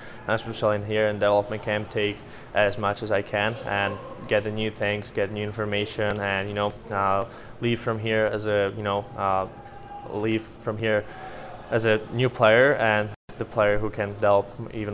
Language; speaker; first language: English; non-native, fluent; Slovak